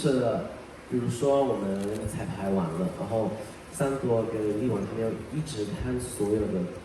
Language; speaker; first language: Chinese; non-native, learner; Thai